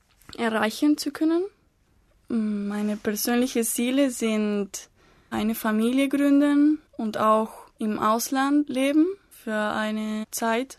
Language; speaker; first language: German; non-native, learner; Spanish